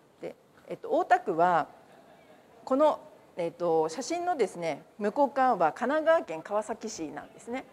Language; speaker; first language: Japanese; native; Japanese